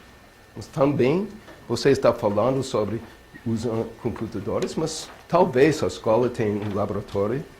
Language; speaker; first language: Portuguese; non-native, learner; English